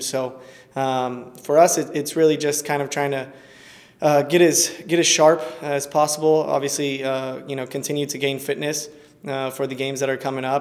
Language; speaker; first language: English; early bilingual, other home language; Spanish